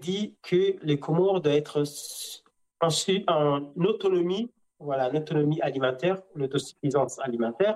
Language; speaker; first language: French; non-native, local second language; Comorian